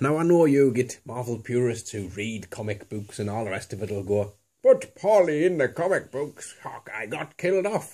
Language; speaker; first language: English; native; English